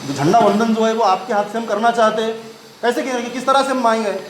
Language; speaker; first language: Hindi; non-native, local second language; Marathi